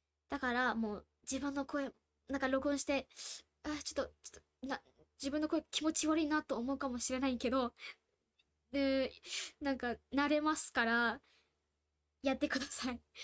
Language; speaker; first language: Japanese; non-native, fluent; Burmese